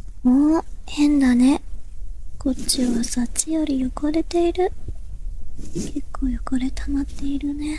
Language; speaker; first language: Japanese; non-native, learner; Chinese